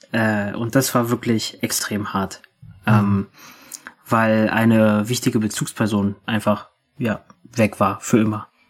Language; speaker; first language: German; native; German